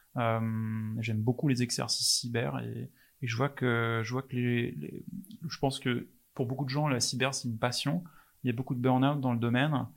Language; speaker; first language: French; non-native, fluent; English